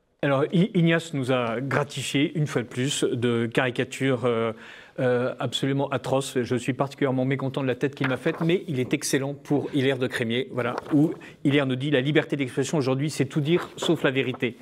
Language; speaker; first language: French; native; French